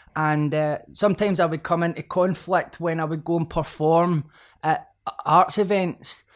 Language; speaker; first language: English; native; English